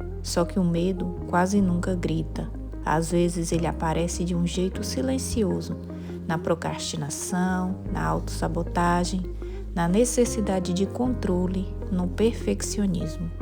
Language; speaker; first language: Portuguese; native; Portuguese